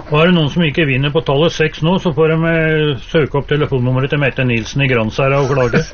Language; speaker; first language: Norwegian; native; Norwegian